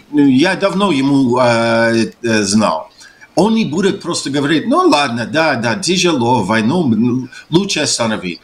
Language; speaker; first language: Russian; non-native, fluent; English